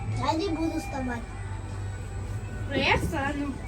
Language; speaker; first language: Russian; early bilingual, other home language; Tajik